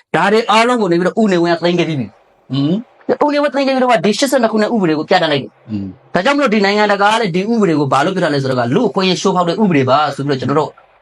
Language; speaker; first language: Burmese; non-native, local second language; Rohingya